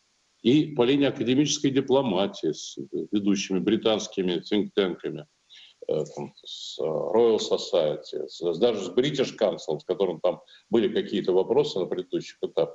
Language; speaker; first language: Russian; native; Russian